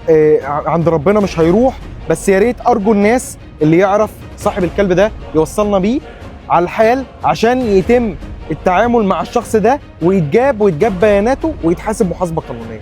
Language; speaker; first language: Arabic; native; Arabic